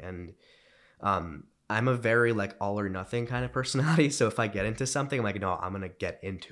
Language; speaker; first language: English; early bilingual, other home language; Romanian